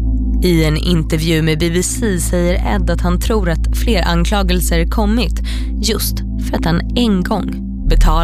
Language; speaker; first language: Swedish; native; Swedish